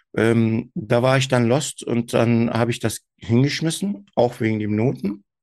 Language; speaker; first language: German; early bilingual, other home language; Turkish